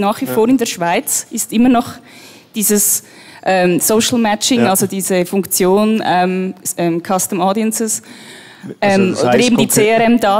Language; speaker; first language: German; native; German